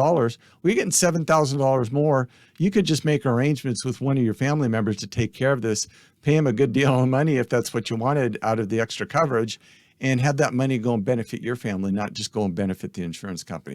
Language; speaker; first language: English; native; English